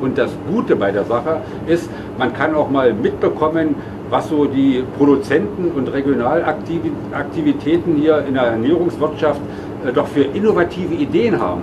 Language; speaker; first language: German; native; German